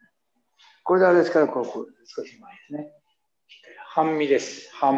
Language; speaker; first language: Japanese; native; Japanese